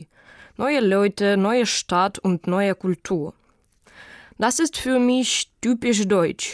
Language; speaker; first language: German; non-native, learner; Ukrainian